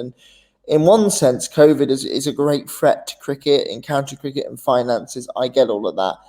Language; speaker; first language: English; native; English